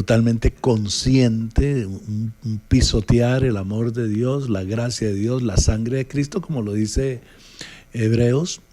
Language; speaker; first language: Spanish; native; Spanish